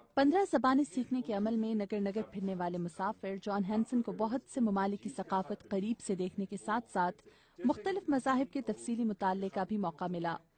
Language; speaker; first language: Urdu; native; Urdu